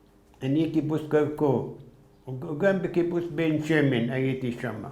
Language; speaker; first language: Hebrew; non-native, fluent; Arabic